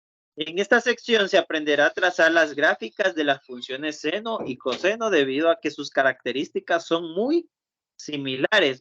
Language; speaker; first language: Spanish; native; Spanish